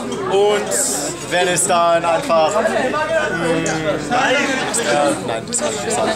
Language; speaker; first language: German; non-native, fluent; English